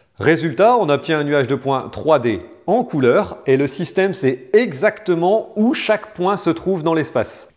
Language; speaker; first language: French; native; French